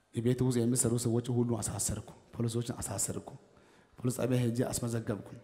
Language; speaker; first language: Amharic; non-native, local second language; Wolaytta